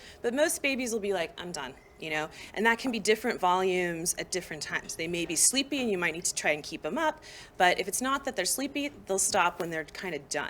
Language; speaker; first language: English; native; English